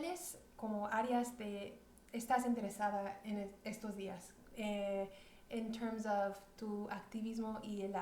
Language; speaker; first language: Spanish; early bilingual, heritage; Spanish